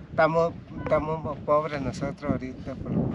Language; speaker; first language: Spanish; non-native, local second language; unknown